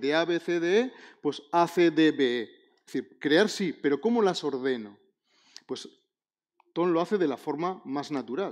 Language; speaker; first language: Spanish; native; Spanish